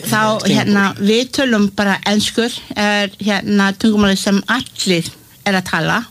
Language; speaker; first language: Icelandic; non-native, learner; Malay